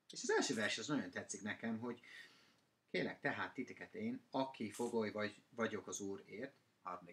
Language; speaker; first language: Hungarian; non-native, fluent; English